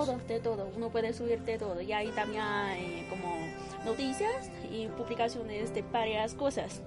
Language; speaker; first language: Spanish; non-native, fluent; Chinese